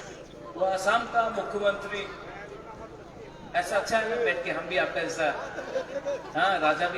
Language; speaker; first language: Hindi; non-native, local second language; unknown